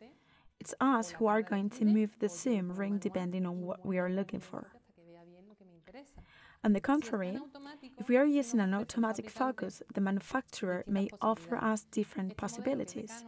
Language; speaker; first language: English; non-native, fluent; Spanish